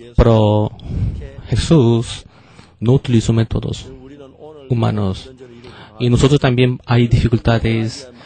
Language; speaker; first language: Spanish; non-native, fluent; Korean